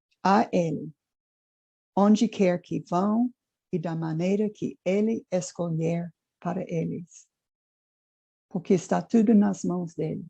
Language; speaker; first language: Portuguese; non-native, fluent; English